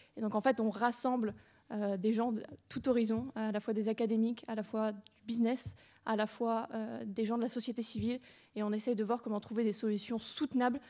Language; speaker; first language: French; native; French